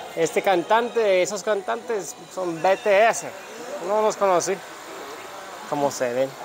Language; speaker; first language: Spanish; non-native, learner; English